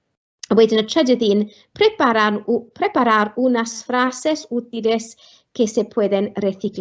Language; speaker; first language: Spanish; non-native, fluent; Welsh